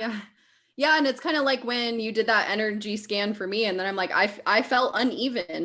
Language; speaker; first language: English; native; English